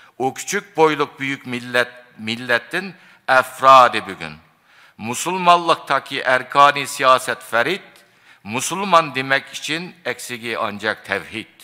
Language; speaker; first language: Turkish; non-native, fluent; Japanese